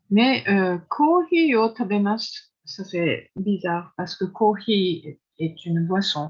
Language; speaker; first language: French; non-native, fluent; Japanese